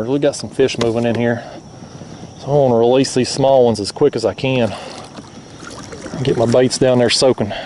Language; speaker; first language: English; native; English